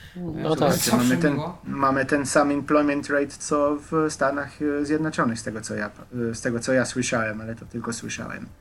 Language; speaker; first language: Polish; non-native, fluent; Slovenian